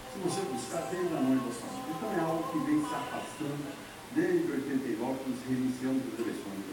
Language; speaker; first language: Portuguese; native; Portuguese